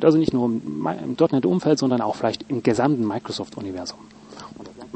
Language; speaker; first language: German; native; German